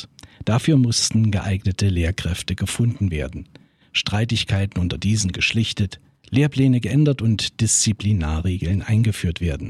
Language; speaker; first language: German; native; German